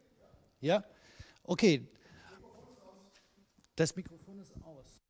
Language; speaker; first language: German; native; German